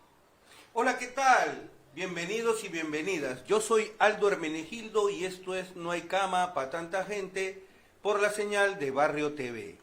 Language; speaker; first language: Spanish; native; Spanish